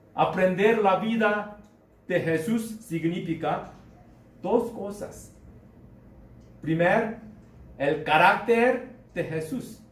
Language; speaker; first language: Spanish; non-native, learner; Korean